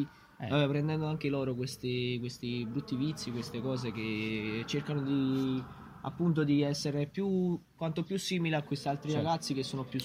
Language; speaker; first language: Italian; native; Italian